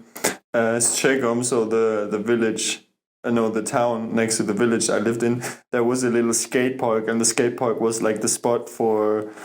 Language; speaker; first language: English; non-native, fluent; German